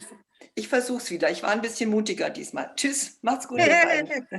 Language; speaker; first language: German; native; German